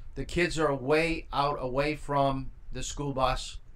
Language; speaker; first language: English; native; English